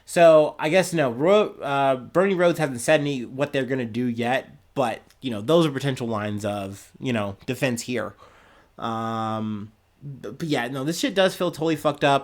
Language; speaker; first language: English; native; English